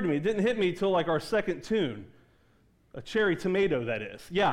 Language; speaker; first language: English; native; English